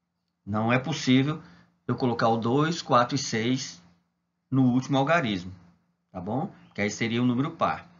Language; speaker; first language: Portuguese; native; Portuguese